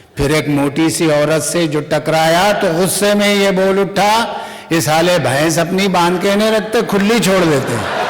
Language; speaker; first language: Urdu; native; Urdu